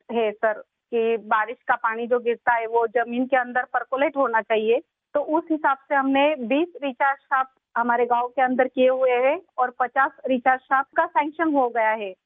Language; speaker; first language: Hindi; non-native, local second language; Marathi